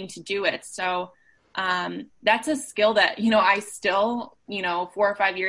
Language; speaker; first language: English; native; English